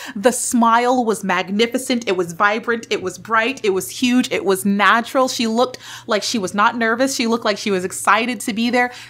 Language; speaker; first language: English; native; English